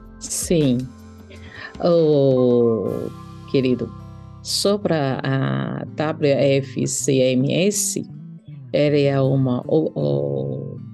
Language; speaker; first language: Portuguese; non-native, learner; Chinese